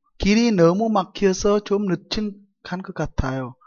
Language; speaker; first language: Korean; non-native, fluent; Vietnamese